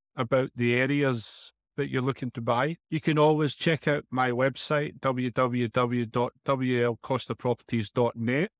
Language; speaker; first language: English; native; English